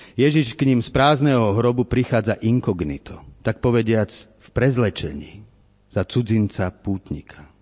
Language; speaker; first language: Slovak; native; Slovak